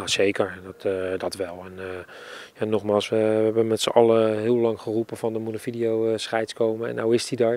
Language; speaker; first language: Dutch; native; Dutch